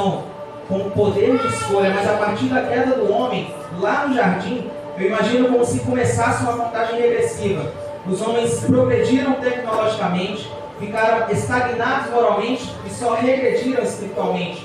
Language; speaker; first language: Portuguese; native; Portuguese